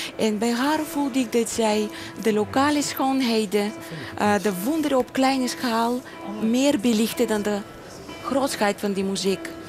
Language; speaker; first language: Dutch; non-native, fluent; Bulgarian